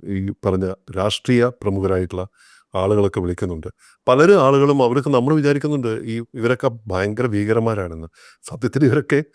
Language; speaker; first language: Malayalam; native; Malayalam